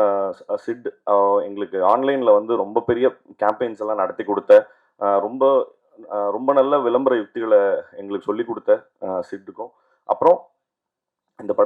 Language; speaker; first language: Tamil; native; Tamil